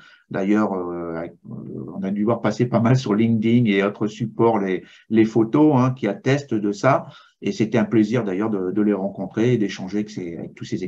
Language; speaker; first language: French; native; French